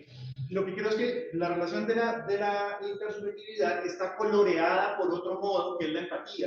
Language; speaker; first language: Spanish; native; Spanish